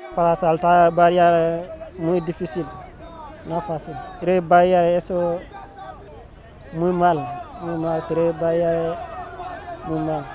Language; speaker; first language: Spanish; non-native, learner; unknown